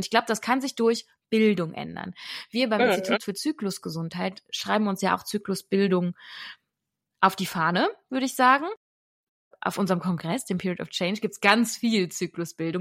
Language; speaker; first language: German; native; German